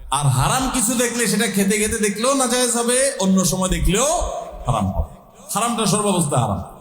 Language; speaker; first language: Bangla; native; Bangla